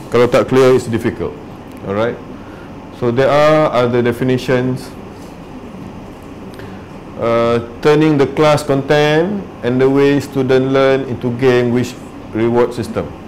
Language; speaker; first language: English; non-native, local second language; Malay